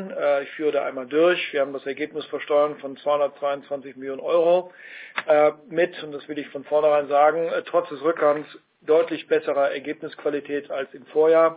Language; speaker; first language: German; native; German